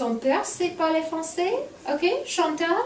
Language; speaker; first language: French; non-native, fluent; English